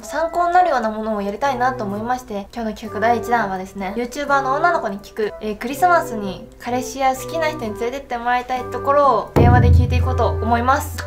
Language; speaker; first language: Japanese; native; Japanese